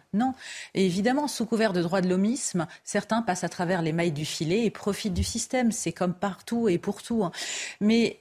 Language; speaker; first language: French; native; French